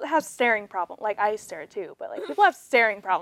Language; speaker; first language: English; non-native, fluent; German